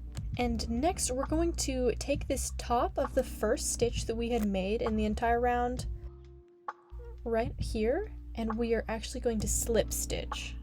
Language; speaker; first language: English; native; English